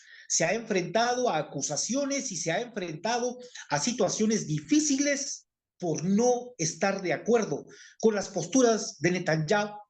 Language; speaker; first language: Spanish; native; Spanish